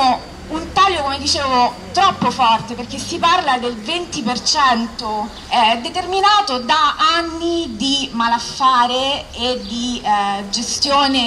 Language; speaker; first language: Italian; native; Italian